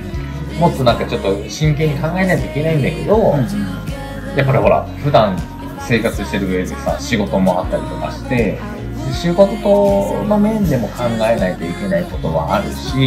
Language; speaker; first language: Japanese; native; Japanese